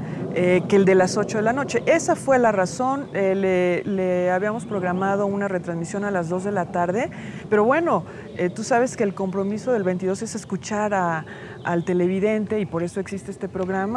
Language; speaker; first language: Spanish; native; Spanish